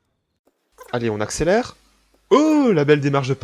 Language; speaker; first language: French; native; French